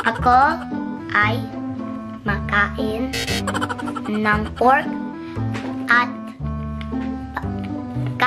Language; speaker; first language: Filipino; early bilingual, heritage; Filipino